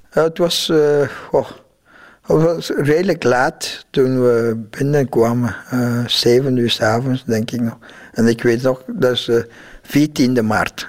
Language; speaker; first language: Dutch; non-native, fluent; Vietnamese